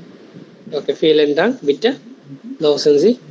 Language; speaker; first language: German; non-native, learner; Bangla